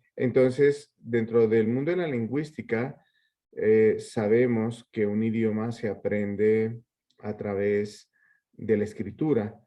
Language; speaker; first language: Spanish; early bilingual, heritage; Spanish